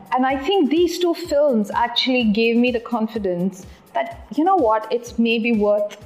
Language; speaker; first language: English; non-native, local second language; Tamil